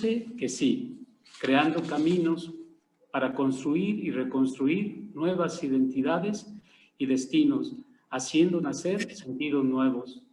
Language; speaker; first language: Spanish; native; Spanish